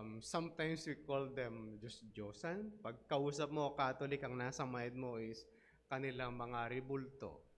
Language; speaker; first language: Filipino; non-native, local second language; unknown